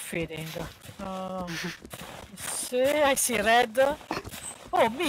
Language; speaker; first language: English; non-native, learner; Hungarian